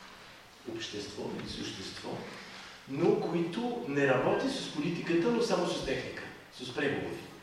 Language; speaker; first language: Bulgarian; non-native, fluent; French